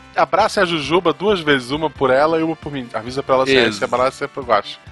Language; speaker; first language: Portuguese; native; Portuguese